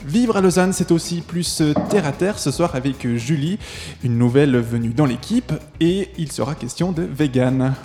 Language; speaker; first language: French; native; French